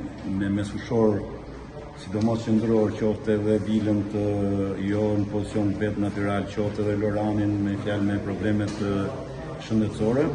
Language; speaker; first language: Albanian; native; Albanian